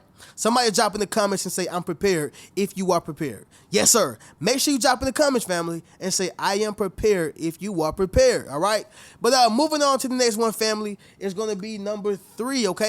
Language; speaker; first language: English; native; English